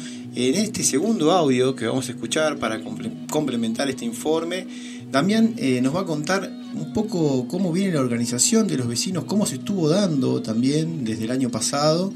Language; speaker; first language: Spanish; native; Spanish